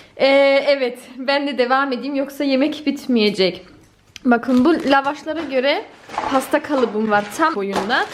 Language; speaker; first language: Turkish; early bilingual, heritage; Turkish